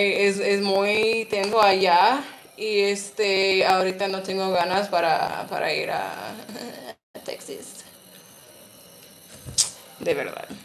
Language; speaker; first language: Spanish; non-native, learner; English